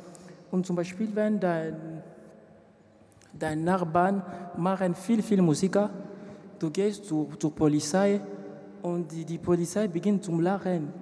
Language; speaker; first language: German; non-native, learner; French